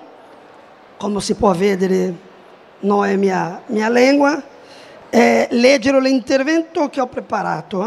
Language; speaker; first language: Italian; non-native, fluent; Portuguese